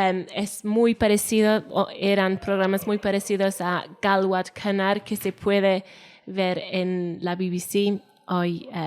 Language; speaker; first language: Spanish; non-native, fluent; Welsh